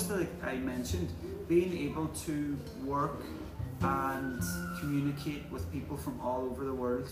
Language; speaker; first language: English; native; English